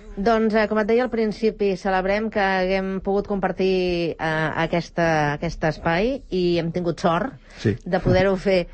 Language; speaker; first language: Catalan; native; Catalan